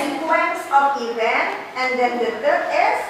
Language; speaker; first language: English; non-native, fluent; Indonesian